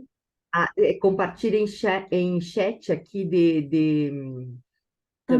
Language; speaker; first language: Portuguese; non-native, learner; Spanish